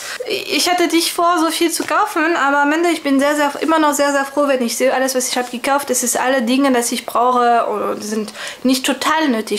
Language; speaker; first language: German; non-native, fluent; French